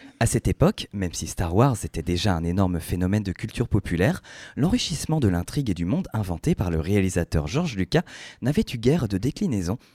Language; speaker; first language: French; native; French